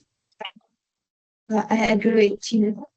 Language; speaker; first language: English; non-native, learner; Indonesian